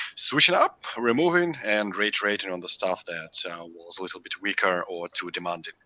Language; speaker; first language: English; non-native, fluent; Russian